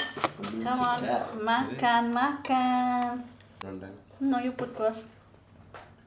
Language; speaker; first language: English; non-native, fluent; Indonesian